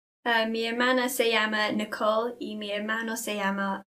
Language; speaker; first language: Spanish; non-native, learner; English